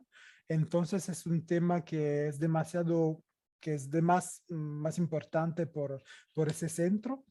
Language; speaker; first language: Spanish; non-native, fluent; Italian